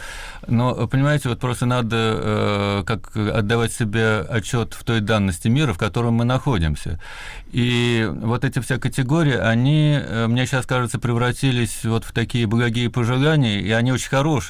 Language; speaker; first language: Russian; native; Russian